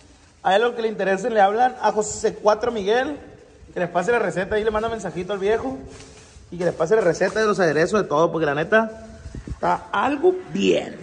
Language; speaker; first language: Spanish; native; Spanish